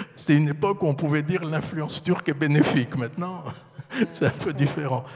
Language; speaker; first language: French; early bilingual, heritage; French